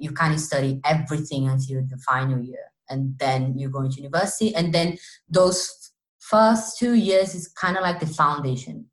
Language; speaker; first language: English; non-native, fluent; Portuguese